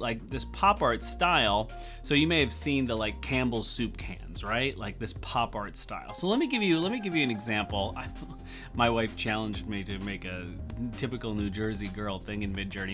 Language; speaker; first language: English; native; English